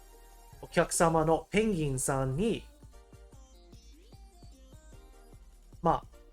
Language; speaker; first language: Japanese; non-native, learner; English